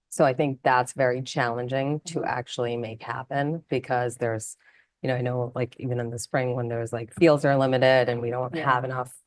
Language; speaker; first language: English; non-native, local second language; Malayalam